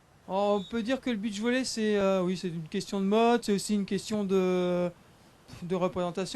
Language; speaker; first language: French; native; French